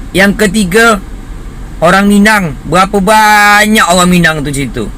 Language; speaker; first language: Indonesian; native; Indonesian